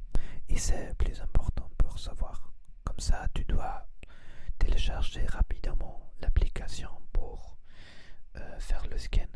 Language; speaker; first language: French; non-native, learner; Spanish